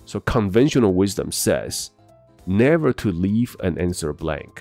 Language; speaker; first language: English; non-native, fluent; Chinese